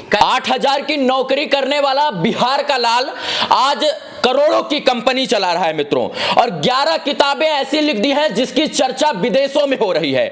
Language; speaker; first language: Hindi; native; Hindi